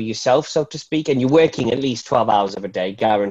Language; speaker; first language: English; native; English